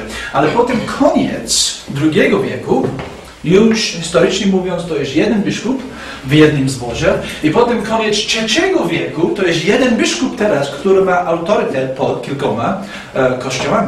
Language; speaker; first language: Polish; non-native, fluent; English